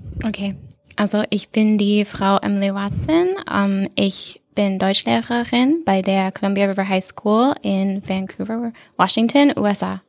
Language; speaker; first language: German; non-native, fluent; English